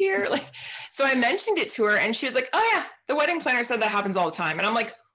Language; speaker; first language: English; native; English